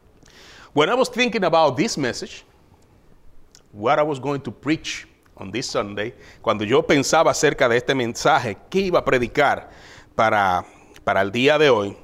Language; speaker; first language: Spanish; native; Spanish